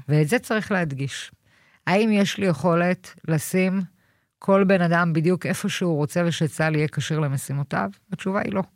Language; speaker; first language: Hebrew; native; Hebrew